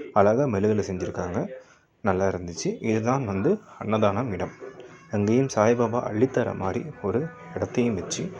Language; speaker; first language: Tamil; native; Tamil